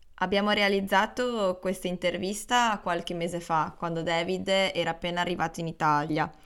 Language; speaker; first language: Italian; native; Italian